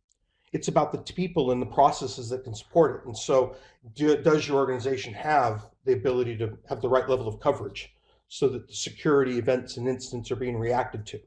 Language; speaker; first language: English; native; English